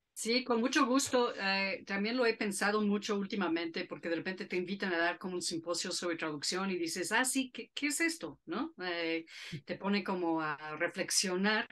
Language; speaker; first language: Spanish; non-native, fluent; English